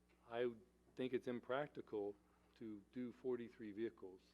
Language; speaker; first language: English; native; English